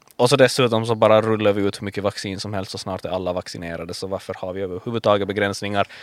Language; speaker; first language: Swedish; native; Swedish